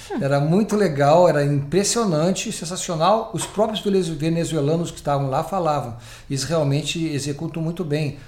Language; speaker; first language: Portuguese; native; Portuguese